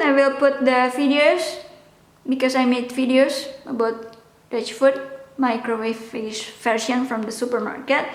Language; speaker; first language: English; non-native, local second language; Indonesian